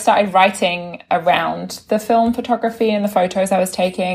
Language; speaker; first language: English; native; English